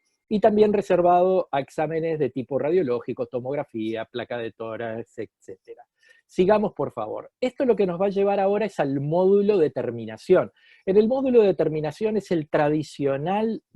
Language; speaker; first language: Spanish; native; Spanish